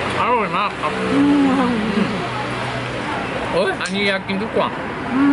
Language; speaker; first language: Thai; non-native, learner; Japanese